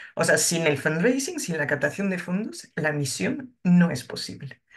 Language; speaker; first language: Spanish; non-native, fluent; French